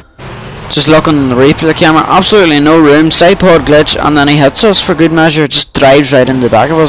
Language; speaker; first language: English; native; English